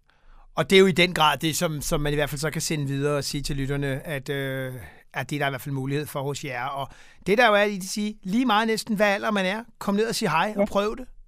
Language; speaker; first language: Danish; native; Danish